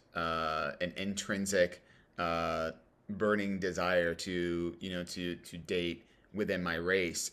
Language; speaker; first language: English; native; English